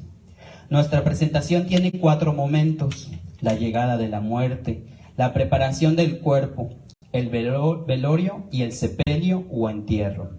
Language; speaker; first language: Spanish; native; Spanish